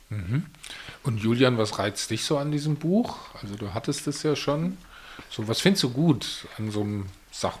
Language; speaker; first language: German; native; German